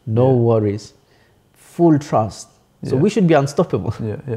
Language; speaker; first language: English; early bilingual, other home language; Bangla